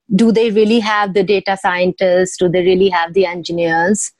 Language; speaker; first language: English; non-native, local second language; Odia